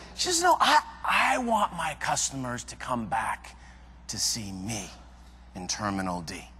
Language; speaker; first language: English; native; English